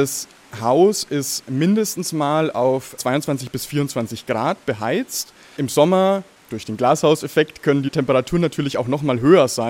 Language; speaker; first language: German; native; German